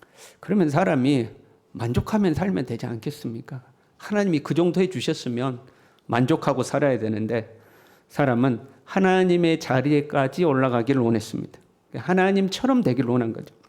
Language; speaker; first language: Korean; native; Korean